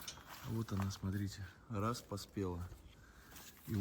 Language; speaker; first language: Russian; native; Russian